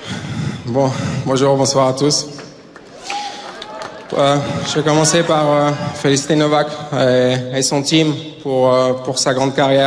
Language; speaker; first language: French; native; French